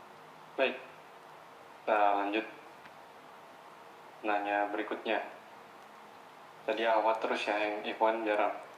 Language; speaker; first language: Malay; native; Malay